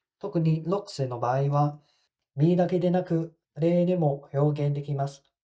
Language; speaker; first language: Japanese; non-native, fluent; Cantonese